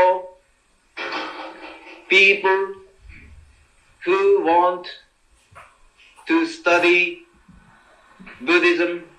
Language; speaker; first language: English; non-native, learner; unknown